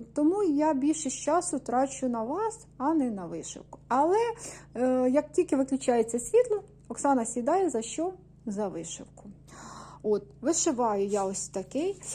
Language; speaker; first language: Ukrainian; non-native, local second language; Russian